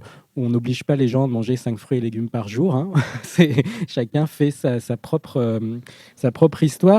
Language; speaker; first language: French; native; French